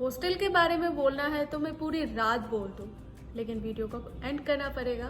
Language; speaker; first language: Hindi; native; Hindi